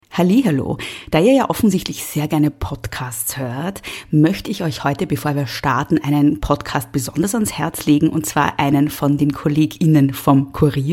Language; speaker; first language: German; native; German